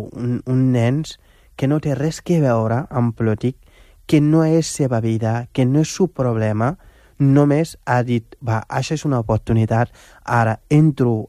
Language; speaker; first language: Catalan; non-native, fluent; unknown